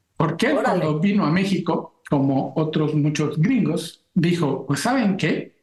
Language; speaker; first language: Spanish; native; Spanish